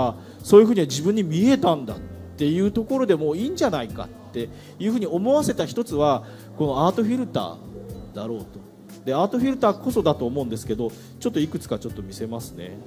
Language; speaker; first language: Japanese; native; Japanese